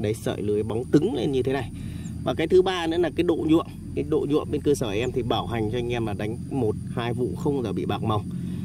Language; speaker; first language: Vietnamese; native; Vietnamese